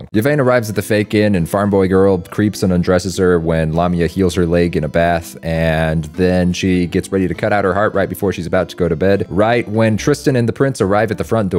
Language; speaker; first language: English; native; English